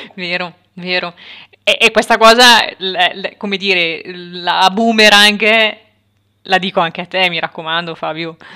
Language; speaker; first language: Italian; native; Italian